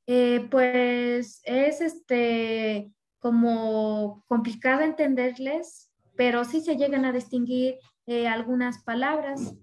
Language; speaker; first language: Spanish; non-native, local second language; Nahuatl languages